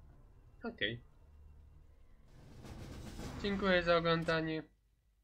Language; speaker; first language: Polish; native; Polish